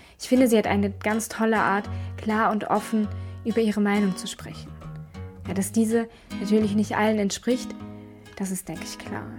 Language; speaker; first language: German; native; German